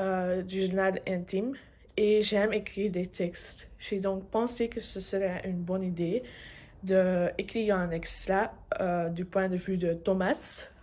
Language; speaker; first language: French; non-native, learner; English